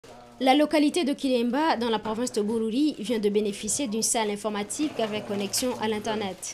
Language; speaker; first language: French; non-native, local second language; Rundi